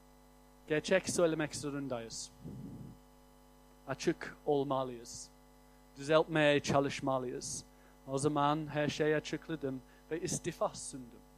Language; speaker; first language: Turkish; non-native, fluent; English